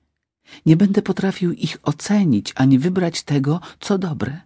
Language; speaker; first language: Polish; native; Polish